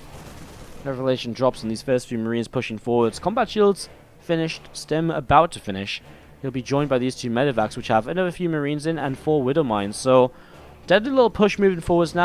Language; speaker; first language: English; native; English